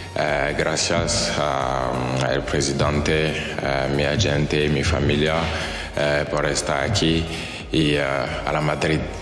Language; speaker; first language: Spanish; non-native, learner; French